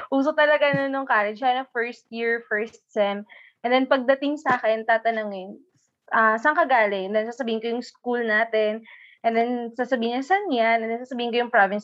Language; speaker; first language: Filipino; non-native, local second language; Hiligaynon